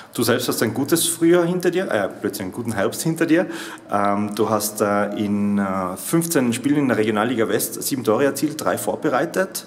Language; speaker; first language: German; native; German